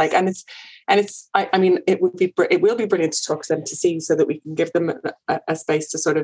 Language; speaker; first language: English; native; English